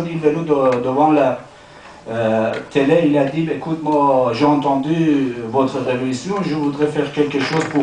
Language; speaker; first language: French; non-native, learner; Persian